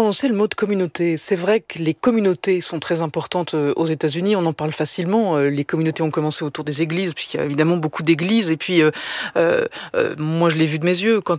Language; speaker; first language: French; native; French